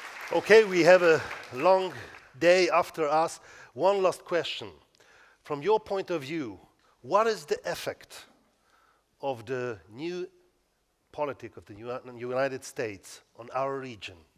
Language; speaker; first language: English; non-native, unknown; Hungarian